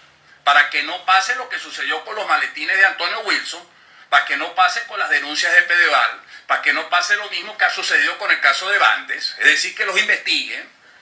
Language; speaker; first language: Spanish; native; Spanish